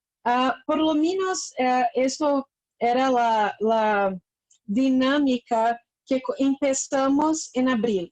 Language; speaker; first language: Spanish; non-native, fluent; Portuguese